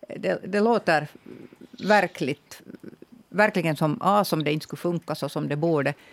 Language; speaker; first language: Swedish; native; Swedish